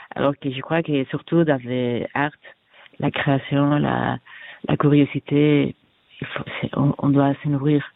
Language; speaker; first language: French; non-native, fluent; Spanish